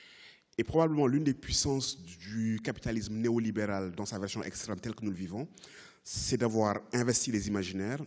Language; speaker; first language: French; native; French